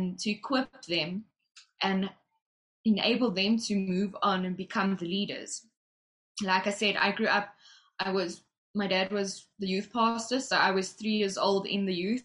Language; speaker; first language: English; native; English